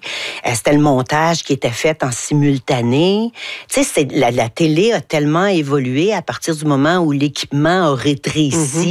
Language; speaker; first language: French; native; French